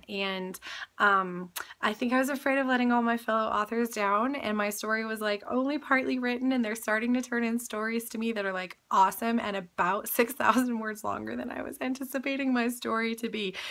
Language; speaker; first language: English; native; English